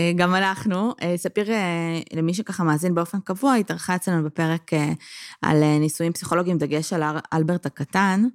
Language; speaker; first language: Hebrew; native; Hebrew